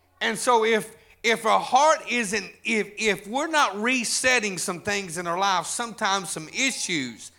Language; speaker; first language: English; native; English